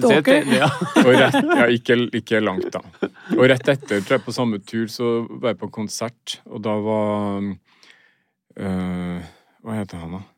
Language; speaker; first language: Norwegian; native; Norwegian